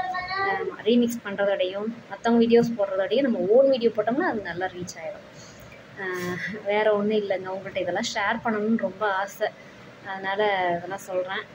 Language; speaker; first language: Tamil; native; Tamil